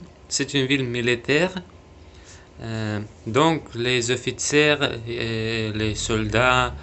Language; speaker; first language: French; non-native, learner; Russian